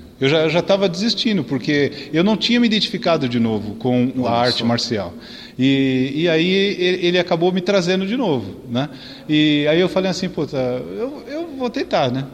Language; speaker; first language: Portuguese; native; Portuguese